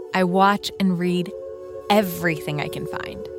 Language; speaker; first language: English; early bilingual, other home language; Urdu